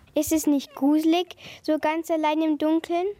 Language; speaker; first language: German; native; German